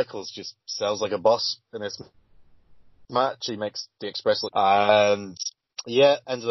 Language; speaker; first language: English; native; English